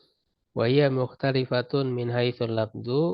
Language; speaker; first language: Arabic; non-native, fluent; Indonesian